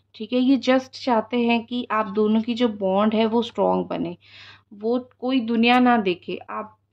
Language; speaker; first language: Hindi; non-native, local second language; Odia